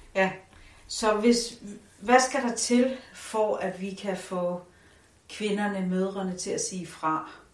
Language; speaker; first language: Danish; native; Danish